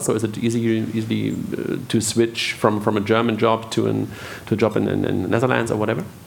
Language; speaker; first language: English; non-native, fluent; German